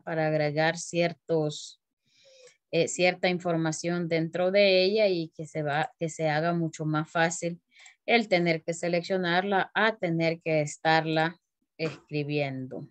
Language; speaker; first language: Spanish; native; Spanish